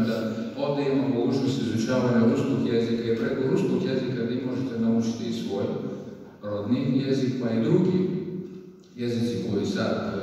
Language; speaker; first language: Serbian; non-native, fluent; Russian